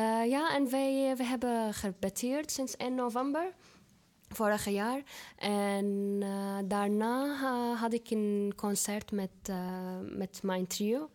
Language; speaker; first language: Dutch; non-native, fluent; Arabic